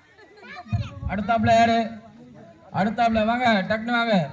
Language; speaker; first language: Tamil; native; Tamil